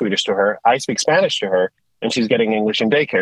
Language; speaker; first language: English; non-native, fluent; Spanish